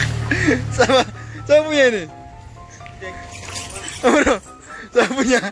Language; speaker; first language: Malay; non-native, local second language; Javanese